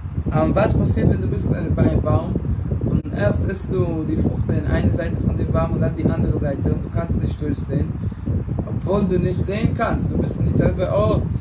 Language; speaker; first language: German; non-native, fluent; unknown